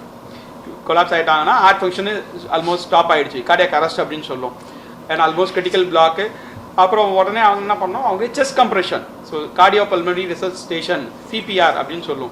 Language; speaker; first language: Tamil; native; Tamil